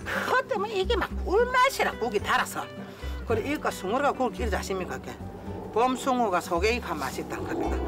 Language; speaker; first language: Korean; native; Korean